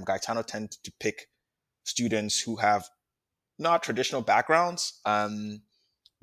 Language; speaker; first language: English; non-native, local second language; Akan